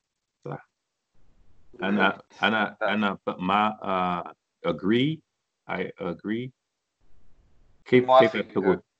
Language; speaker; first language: Arabic; non-native, learner; English